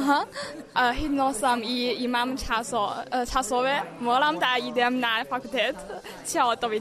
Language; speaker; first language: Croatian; non-native, learner; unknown